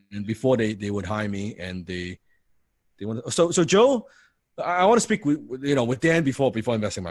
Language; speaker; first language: English; non-native, fluent; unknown